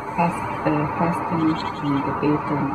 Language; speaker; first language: German; non-native, learner; Hungarian